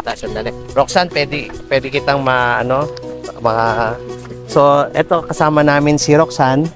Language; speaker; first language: Filipino; native; Filipino